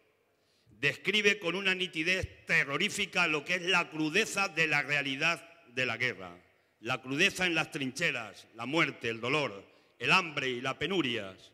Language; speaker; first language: Spanish; native; Spanish